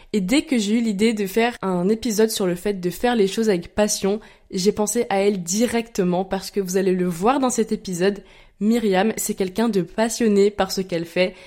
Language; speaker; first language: French; native; French